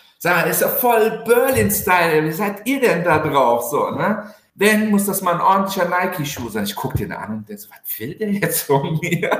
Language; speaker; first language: German; early bilingual, other home language; Turkish